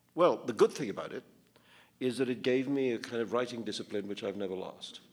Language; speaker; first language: English; non-native, local second language; Urdu